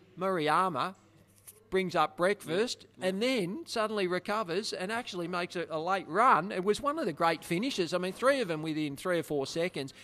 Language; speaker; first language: English; native; English